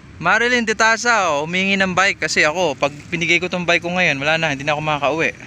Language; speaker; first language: Filipino; non-native, local second language; Bikol